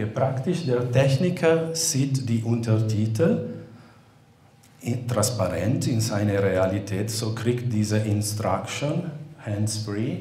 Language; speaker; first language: German; non-native, fluent; Italian